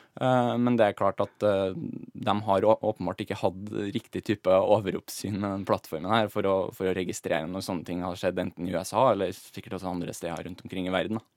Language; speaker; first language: Norwegian; native; Norwegian